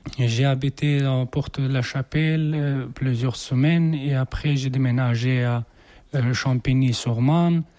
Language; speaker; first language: French; non-native, learner; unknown